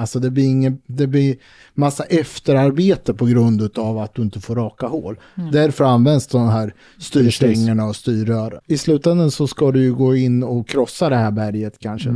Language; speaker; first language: Swedish; native; Swedish